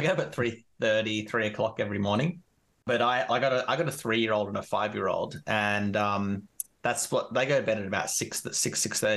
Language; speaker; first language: English; native; English